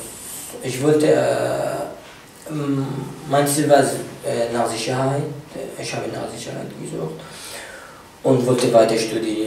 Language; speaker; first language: German; non-native, fluent; Arabic